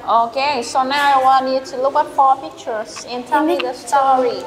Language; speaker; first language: English; non-native, fluent; Vietnamese